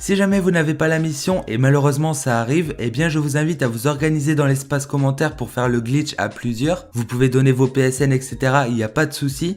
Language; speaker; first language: French; native; French